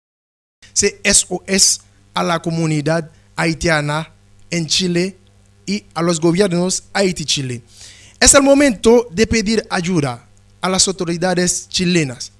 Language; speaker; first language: Spanish; non-native, learner; Haitian Creole